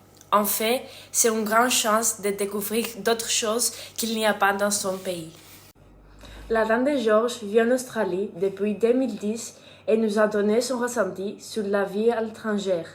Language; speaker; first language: French; non-native, fluent; Greek